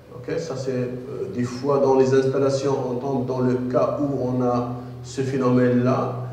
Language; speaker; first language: French; non-native, local second language; Arabic